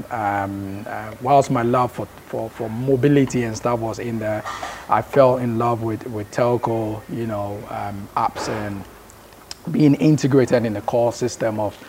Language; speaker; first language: English; non-native, local second language; Akan